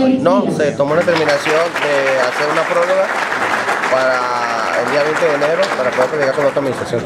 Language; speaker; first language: Spanish; native; Spanish